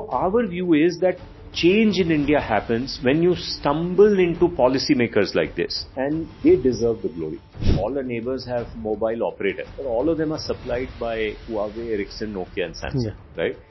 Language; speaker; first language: English; non-native, local second language; Hindi